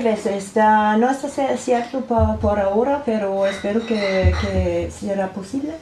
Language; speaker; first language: Spanish; non-native, learner; German